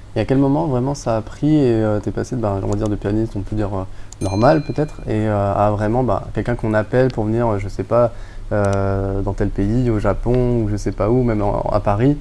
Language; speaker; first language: French; native; French